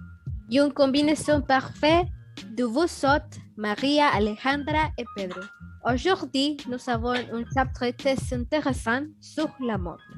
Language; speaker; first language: French; non-native, learner; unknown